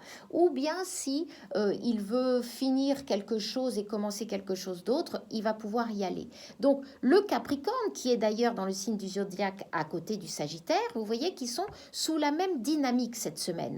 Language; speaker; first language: French; native; French